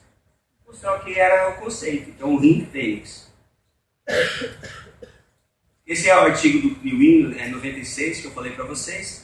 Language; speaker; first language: Portuguese; native; Portuguese